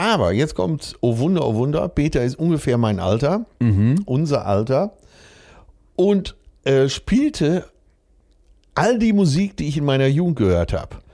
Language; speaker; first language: German; native; German